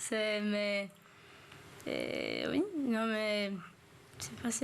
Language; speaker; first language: French; non-native, learner; Swedish